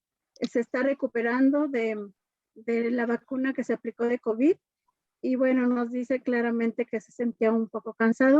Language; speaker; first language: Spanish; native; Spanish